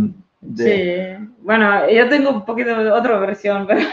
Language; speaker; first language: Spanish; non-native, fluent; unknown